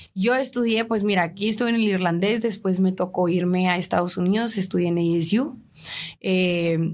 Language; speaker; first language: Spanish; native; Spanish